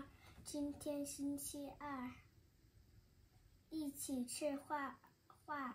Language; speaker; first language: Chinese; early bilingual, heritage; Chinese